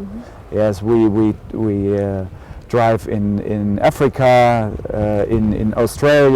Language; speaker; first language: English; non-native, learner; German